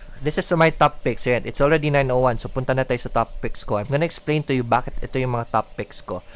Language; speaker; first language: Filipino; non-native, local second language; Cebuano